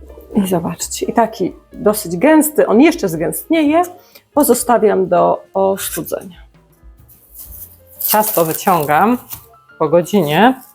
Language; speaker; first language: Polish; native; Polish